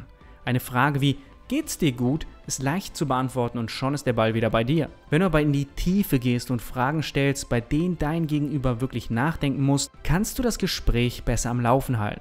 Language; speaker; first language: German; native; German